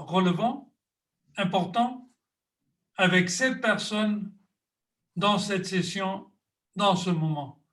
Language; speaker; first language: French; non-native, fluent; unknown